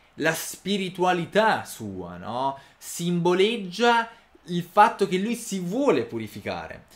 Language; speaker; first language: Portuguese; non-native, fluent; Italian